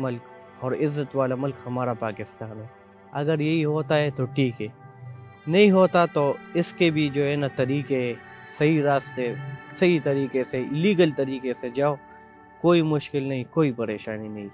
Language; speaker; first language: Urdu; non-native, local second language; Pashto